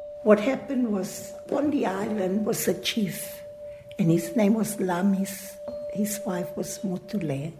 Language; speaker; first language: English; early bilingual, other home language; German